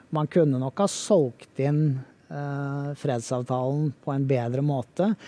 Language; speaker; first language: Norwegian; native; Norwegian